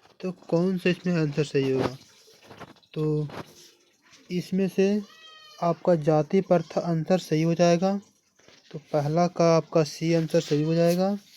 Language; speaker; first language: Hindi; native; Hindi